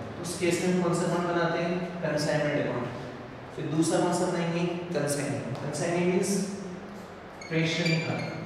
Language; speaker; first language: Hindi; native; Hindi